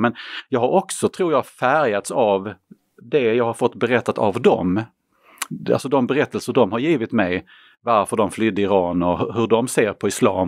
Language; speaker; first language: Swedish; native; Swedish